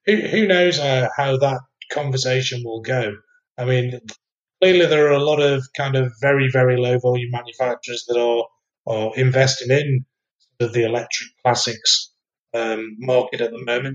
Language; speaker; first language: English; native; English